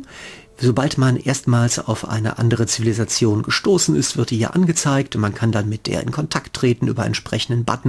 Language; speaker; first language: German; native; German